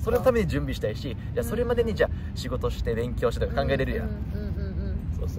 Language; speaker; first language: Japanese; native; Japanese